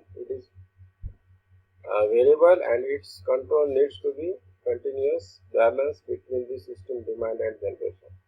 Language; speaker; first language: English; non-native, local second language; Marathi